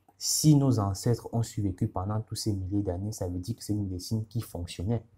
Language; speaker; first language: French; non-native, local second language; Ghomala